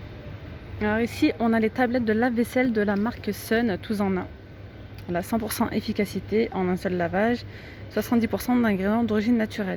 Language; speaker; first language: French; native; French